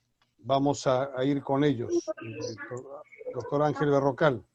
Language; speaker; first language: Spanish; native; Spanish